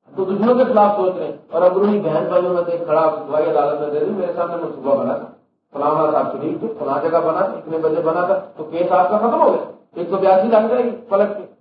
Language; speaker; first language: Urdu; non-native, local second language; Punjabi